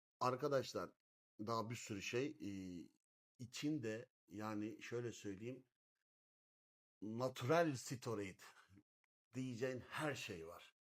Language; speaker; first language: Turkish; native; Turkish